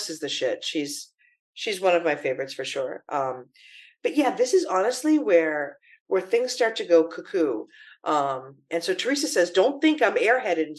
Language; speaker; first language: English; native; English